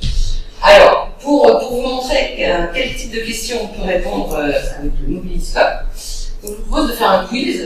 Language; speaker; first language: French; native; French